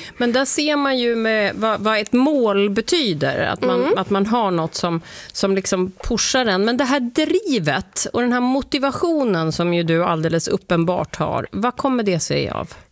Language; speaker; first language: Swedish; native; Swedish